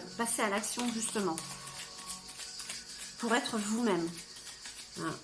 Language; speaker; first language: French; native; French